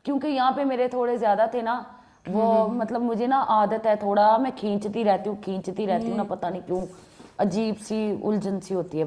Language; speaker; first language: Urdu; non-native, local second language; Punjabi